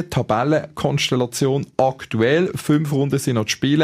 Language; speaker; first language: German; native; German